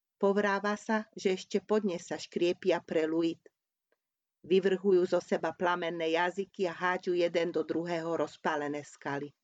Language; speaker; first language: Slovak; non-native, local second language; Hungarian